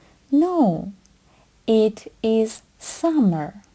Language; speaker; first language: English; non-native, fluent; Ukrainian